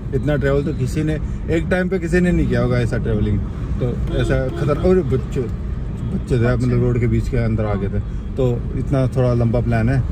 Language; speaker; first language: Hindi; native; Hindi